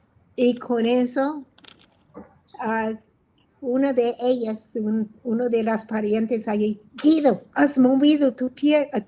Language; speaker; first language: Spanish; non-native, fluent; English